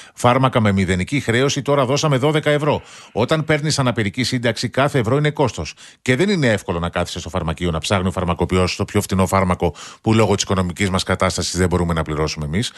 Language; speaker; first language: Greek; native; Greek